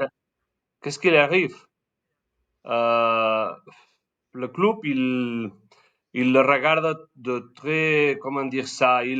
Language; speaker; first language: French; non-native, learner; Spanish